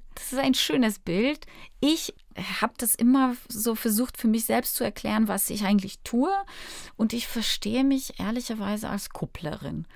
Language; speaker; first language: German; early bilingual, other home language; Polish